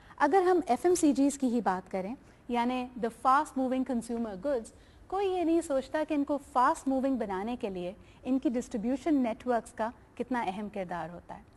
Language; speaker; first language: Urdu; native; Urdu